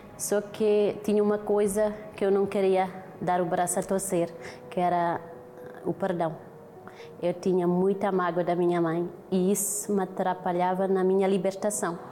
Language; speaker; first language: Portuguese; non-native, local second language; Kabuverdianu